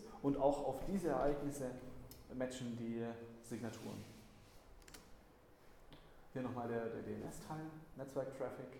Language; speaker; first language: German; native; German